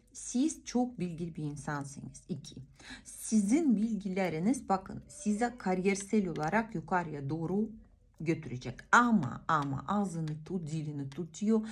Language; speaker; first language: Turkish; non-native, fluent; Russian